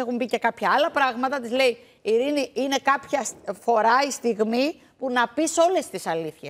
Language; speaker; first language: Greek; native; Greek